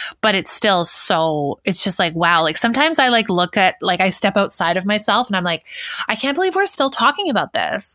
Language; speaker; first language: English; native; English